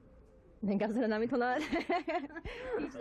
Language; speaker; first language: Persian; non-native, learner; English